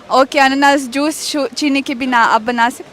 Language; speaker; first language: Hindi; non-native, learner; Russian